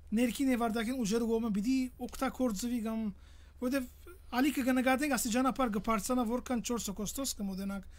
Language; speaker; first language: Armenian; early bilingual, heritage; Armenian